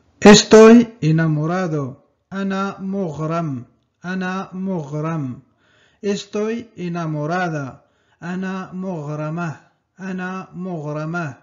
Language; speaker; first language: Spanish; non-native, fluent; Arabic